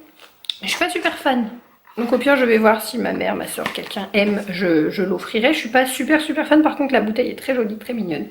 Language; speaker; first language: French; native; French